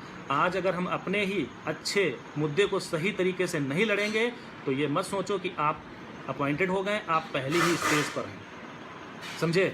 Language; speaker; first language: Hindi; native; Hindi